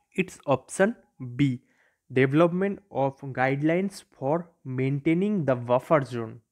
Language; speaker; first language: English; non-native, local second language; Bangla